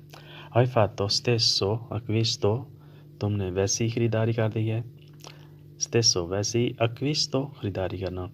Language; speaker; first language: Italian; non-native, fluent; Urdu